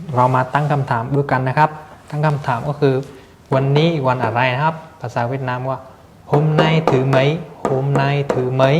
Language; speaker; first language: Thai; non-native, fluent; Vietnamese